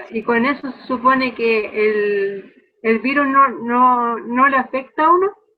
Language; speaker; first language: Spanish; native; Spanish